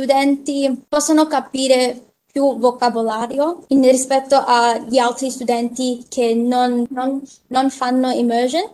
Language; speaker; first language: Italian; early bilingual, heritage; English